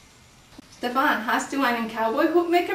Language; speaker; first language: German; non-native, learner; English